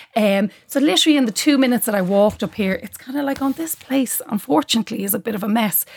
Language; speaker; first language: English; native; English